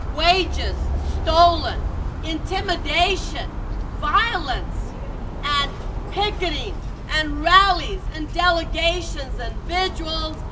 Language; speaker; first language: English; early bilingual, other home language; Spanish